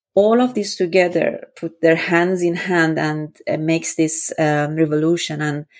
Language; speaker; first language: English; non-native, fluent; Persian